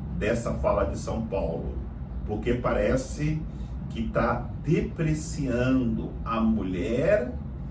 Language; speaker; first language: Portuguese; native; Portuguese